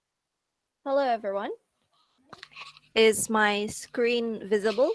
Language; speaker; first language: English; non-native, fluent; Indonesian